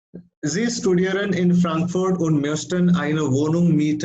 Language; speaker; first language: German; non-native, fluent; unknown